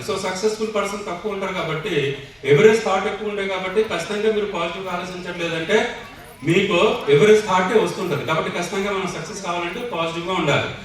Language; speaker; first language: Telugu; non-native, fluent; Hindi